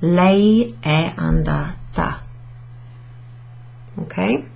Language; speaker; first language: Italian; non-native, fluent; English